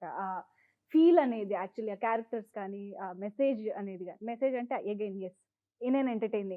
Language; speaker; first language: Telugu; native; Telugu